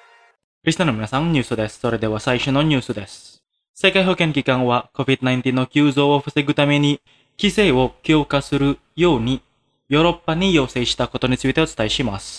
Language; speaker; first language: Japanese; non-native, fluent; Indonesian